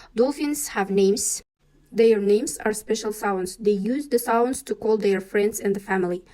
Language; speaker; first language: English; non-native, fluent; Kazakh